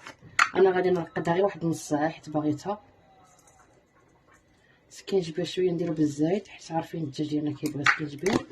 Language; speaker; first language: Arabic; native; Arabic